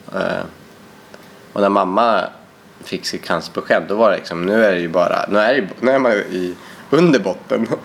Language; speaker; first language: Swedish; native; Swedish